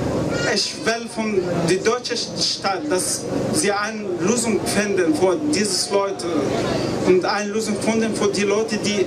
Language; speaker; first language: German; non-native, learner; Arabic